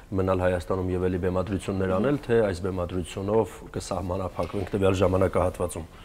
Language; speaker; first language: Armenian; native; Armenian